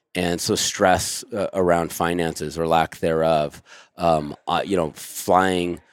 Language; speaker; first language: English; native; English